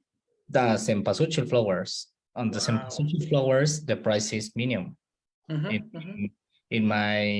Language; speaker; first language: English; non-native, learner; Spanish